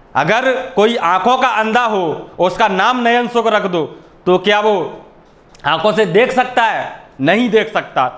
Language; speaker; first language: Hindi; native; Hindi